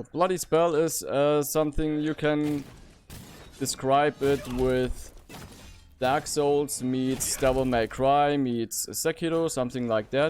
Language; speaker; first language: English; non-native, fluent; German